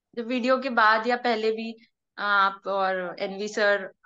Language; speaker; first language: Hindi; non-native, local second language; Marathi